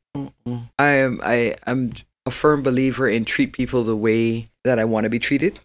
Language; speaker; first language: English; native; English